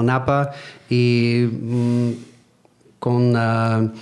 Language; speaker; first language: Spanish; non-native, learner; English